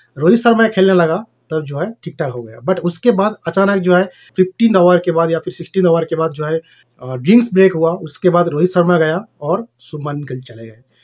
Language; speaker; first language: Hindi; non-native, local second language; Bangla